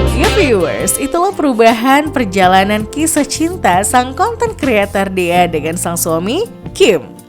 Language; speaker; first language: Indonesian; native; Indonesian